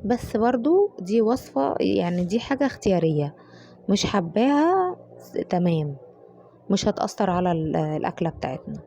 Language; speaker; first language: Arabic; native; Arabic